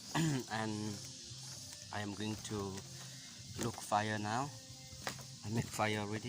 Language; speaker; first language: English; non-native, learner; Lao